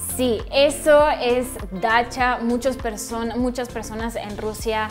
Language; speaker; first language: Spanish; non-native, fluent; Russian